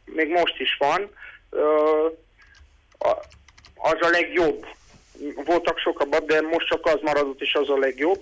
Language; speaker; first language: Hungarian; non-native, local second language; Romanian